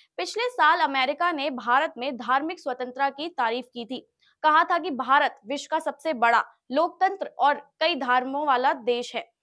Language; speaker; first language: Hindi; native; Hindi